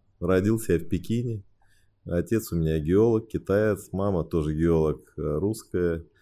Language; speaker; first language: Russian; early bilingual, other home language; Chinese